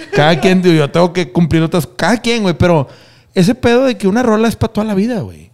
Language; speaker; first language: Spanish; native; Spanish